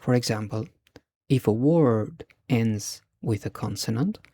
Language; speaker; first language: English; non-native, fluent; Albanian